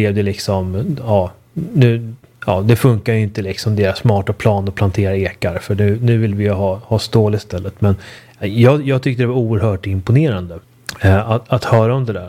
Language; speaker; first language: Swedish; native; Swedish